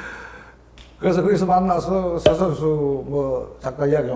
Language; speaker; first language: Korean; native; Korean